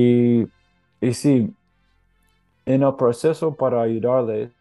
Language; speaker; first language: Spanish; non-native, learner; English